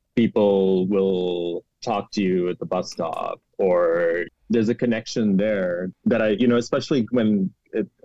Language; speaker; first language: English; non-native, local second language; Urdu